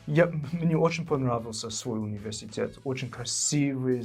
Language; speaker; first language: Russian; non-native, fluent; English